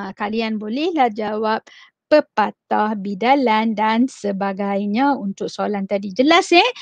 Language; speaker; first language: Malay; non-native, local second language; Tamil